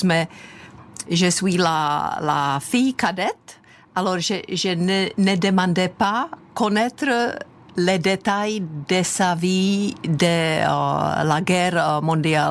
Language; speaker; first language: French; non-native, fluent; Czech